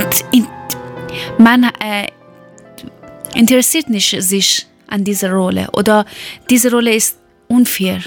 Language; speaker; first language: German; non-native, learner; Persian